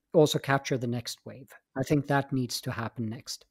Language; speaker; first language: English; non-native, fluent; Swedish